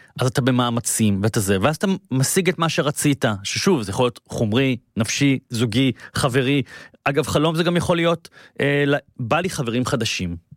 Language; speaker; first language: Hebrew; native; Hebrew